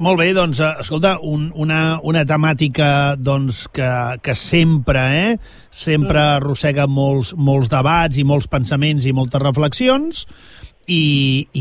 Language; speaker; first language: Catalan; native; Catalan